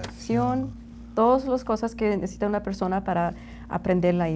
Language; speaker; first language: Spanish; non-native, learner; English